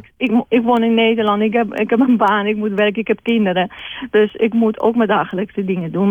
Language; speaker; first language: Dutch; non-native, fluent; Persian